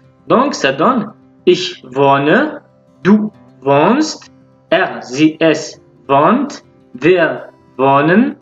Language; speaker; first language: German; non-native, fluent; French